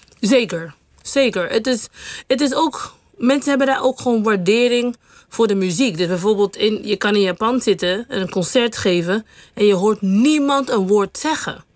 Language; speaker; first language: Dutch; non-native, local second language; English